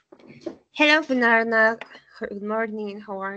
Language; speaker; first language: English; non-native, fluent; Spanish